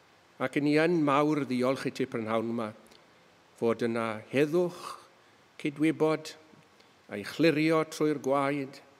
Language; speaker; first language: Welsh; native; Welsh